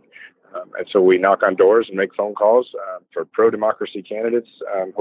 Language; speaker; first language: English; native; English